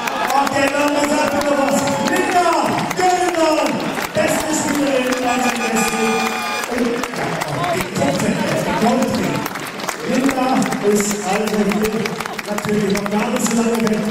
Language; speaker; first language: German; native; German